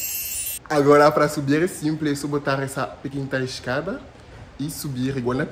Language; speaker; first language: Portuguese; non-native, fluent; French